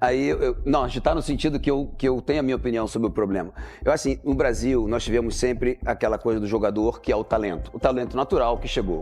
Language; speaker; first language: Portuguese; native; Portuguese